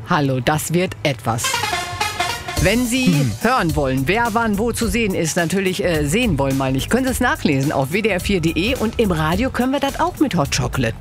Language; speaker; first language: German; native; German